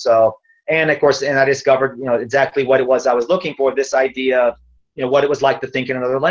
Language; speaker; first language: English; native; English